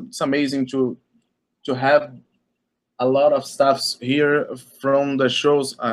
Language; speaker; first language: English; non-native, learner; Portuguese